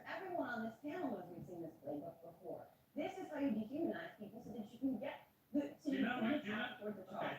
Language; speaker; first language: English; native; English